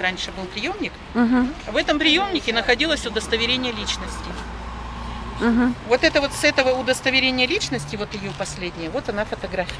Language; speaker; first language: Russian; native; Russian